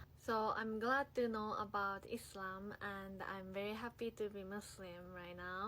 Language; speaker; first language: English; non-native, fluent; Japanese